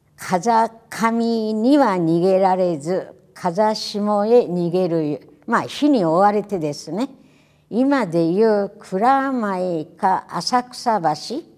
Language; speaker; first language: Japanese; native; Japanese